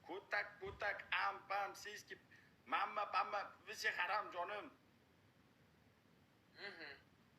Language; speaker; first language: Russian; non-native, learner; Uzbek